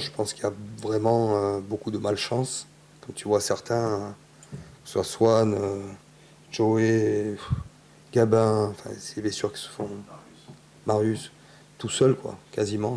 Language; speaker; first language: French; native; French